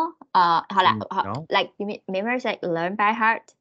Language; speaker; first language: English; non-native, fluent; Vietnamese